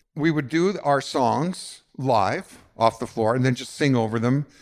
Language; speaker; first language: English; native; English